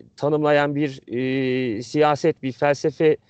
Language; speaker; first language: Turkish; native; Turkish